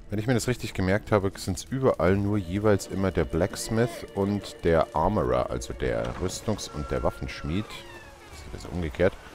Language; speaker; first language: German; native; German